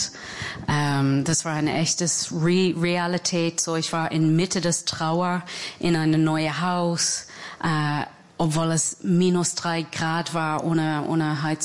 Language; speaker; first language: German; non-native, fluent; English